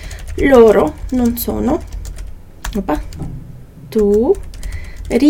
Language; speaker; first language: Italian; non-native, fluent; Portuguese